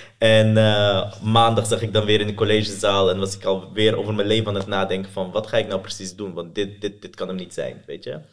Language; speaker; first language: Dutch; early bilingual, other home language; Persian